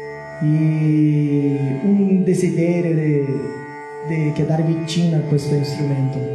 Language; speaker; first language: Italian; non-native, learner; Portuguese